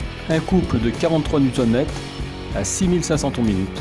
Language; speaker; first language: French; native; French